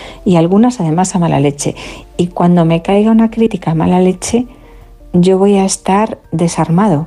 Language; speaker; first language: Spanish; native; Spanish